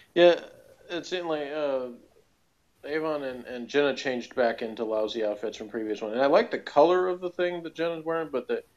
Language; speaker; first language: English; native; English